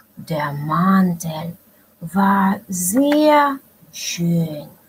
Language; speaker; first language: German; non-native, fluent; Russian